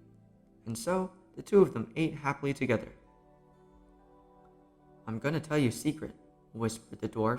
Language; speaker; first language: English; native; English